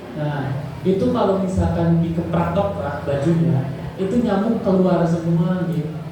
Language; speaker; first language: Indonesian; native; Indonesian